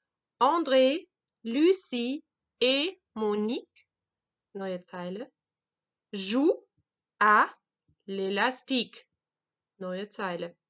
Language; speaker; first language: French; non-native, fluent; German